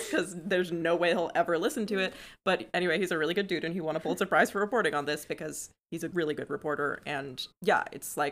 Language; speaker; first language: English; native; English